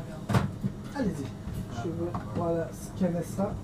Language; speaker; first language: French; non-native, learner; Turkish